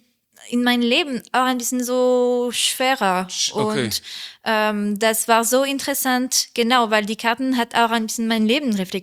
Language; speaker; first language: German; non-native, learner; French